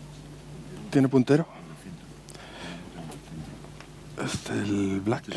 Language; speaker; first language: Spanish; native; Spanish